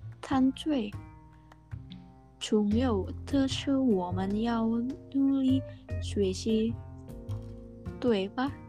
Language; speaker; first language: Chinese; non-native, learner; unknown